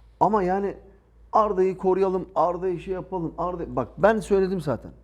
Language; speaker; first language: Turkish; early bilingual, heritage; Turkish